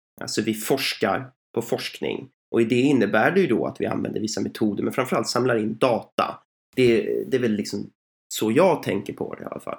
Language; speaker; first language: Swedish; native; Swedish